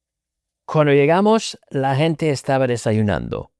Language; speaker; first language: Spanish; non-native, fluent; English